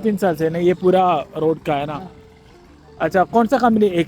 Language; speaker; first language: Hindi; non-native, local second language; Malayalam